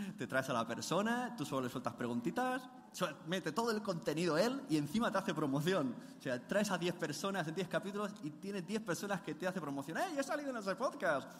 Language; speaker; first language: Spanish; native; Spanish